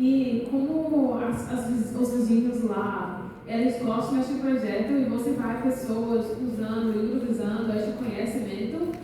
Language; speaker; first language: Portuguese; non-native, learner; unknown